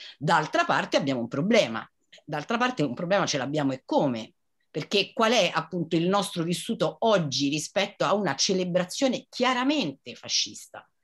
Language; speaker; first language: Italian; native; Italian